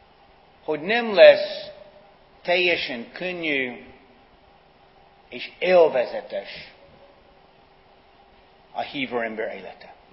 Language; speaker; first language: Hungarian; non-native, fluent; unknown